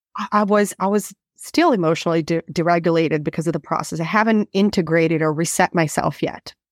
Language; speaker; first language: English; non-native, fluent; Portuguese